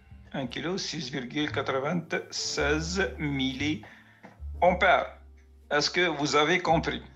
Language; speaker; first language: French; native; French